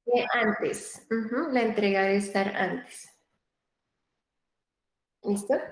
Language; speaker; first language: Spanish; native; Spanish